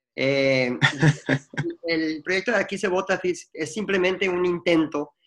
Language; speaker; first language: Spanish; native; Spanish